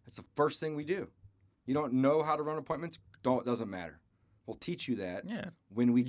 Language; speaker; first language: English; native; English